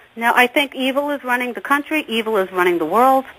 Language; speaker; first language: English; native; English